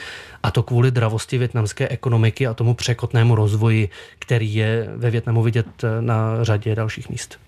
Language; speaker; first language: Czech; native; Czech